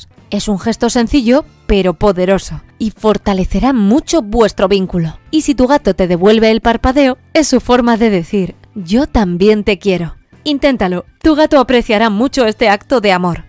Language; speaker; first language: Spanish; native; Spanish